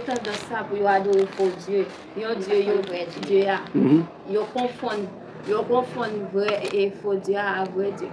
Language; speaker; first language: French; non-native, local second language; Haitian Creole